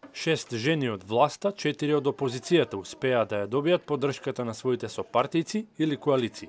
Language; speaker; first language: Macedonian; native; Macedonian